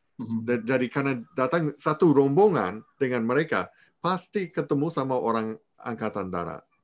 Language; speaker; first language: Indonesian; non-native, fluent; English